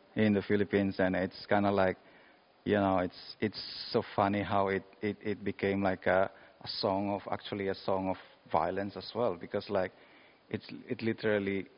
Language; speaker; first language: English; non-native, local second language; Cebuano